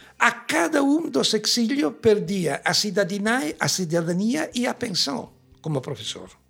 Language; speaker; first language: Portuguese; non-native, fluent; Italian